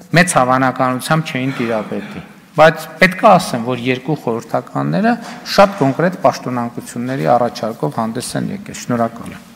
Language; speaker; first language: Armenian; native; Armenian